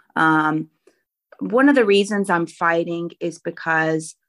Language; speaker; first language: English; native; English